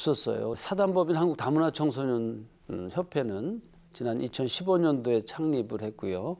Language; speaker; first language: Korean; native; Korean